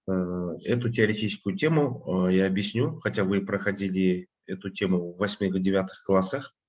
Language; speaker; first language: Russian; non-native, local second language; Kazakh